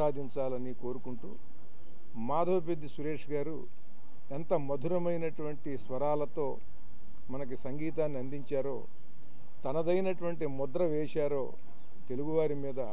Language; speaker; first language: Telugu; native; Telugu